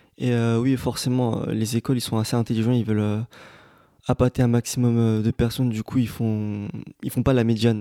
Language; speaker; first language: French; native; French